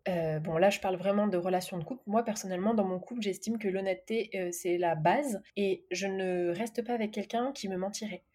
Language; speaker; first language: French; native; French